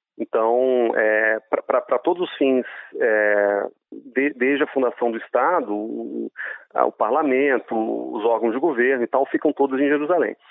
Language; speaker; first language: Portuguese; non-native, fluent; Hebrew